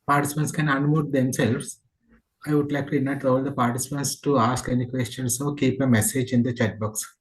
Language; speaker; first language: English; non-native, local second language; Sinhala